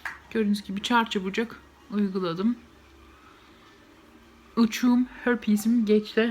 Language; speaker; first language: Turkish; native; Turkish